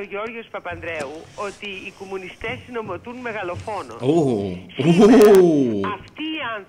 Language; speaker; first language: Greek; native; Greek